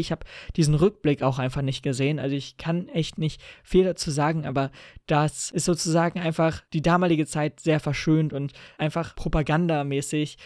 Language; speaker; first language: German; native; German